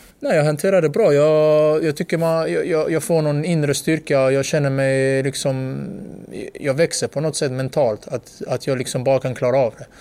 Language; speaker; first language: Swedish; early bilingual, other home language; Bosnian